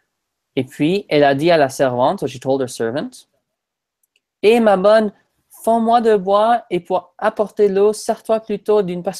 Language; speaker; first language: French; non-native, fluent; English